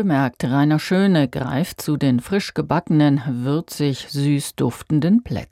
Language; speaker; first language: German; native; German